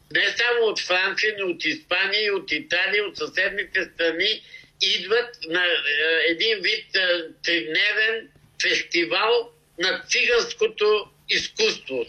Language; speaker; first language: Bulgarian; native; Bulgarian